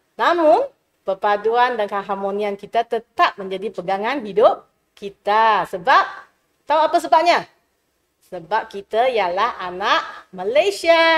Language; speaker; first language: Malay; non-native, local second language; Chinese